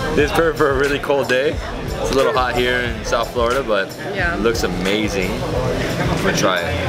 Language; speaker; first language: English; native; English